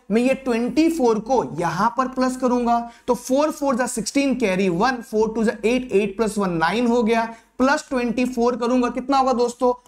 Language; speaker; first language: Hindi; native; Hindi